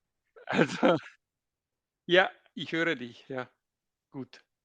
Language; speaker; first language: German; non-native, local second language; French